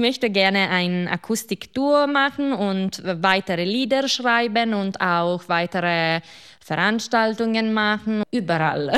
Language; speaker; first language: German; non-native, local second language; Italian